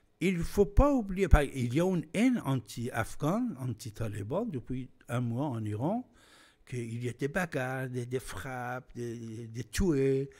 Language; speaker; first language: French; non-native, fluent; Persian